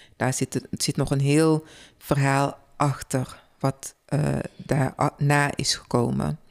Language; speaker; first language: Dutch; early bilingual, other home language; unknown